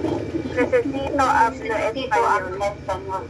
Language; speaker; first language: Spanish; non-native, learner; Filipino